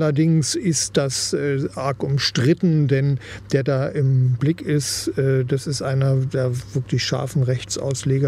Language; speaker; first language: German; native; German